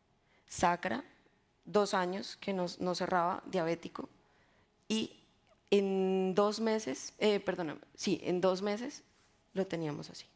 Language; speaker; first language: Spanish; native; Spanish